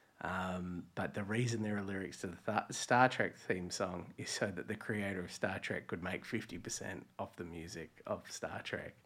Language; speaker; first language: English; native; English